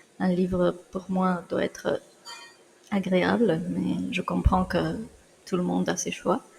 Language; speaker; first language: French; non-native, fluent; Spanish